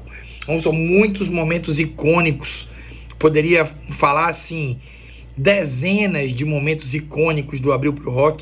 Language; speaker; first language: Portuguese; native; Portuguese